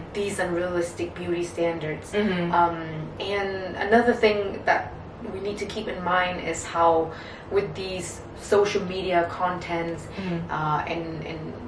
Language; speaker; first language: English; non-native, fluent; Vietnamese